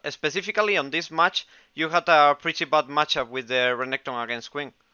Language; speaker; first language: English; non-native, fluent; Spanish